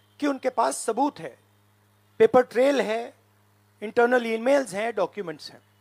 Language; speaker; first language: Hindi; native; Hindi